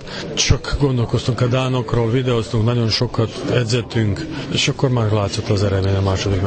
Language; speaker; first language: Hungarian; non-native, learner; Serbian